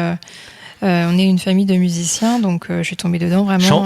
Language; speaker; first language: French; native; French